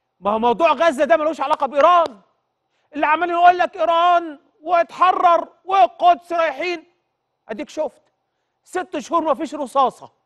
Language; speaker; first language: Arabic; native; Arabic